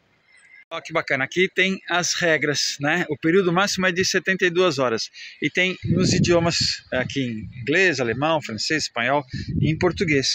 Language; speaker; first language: Portuguese; native; Portuguese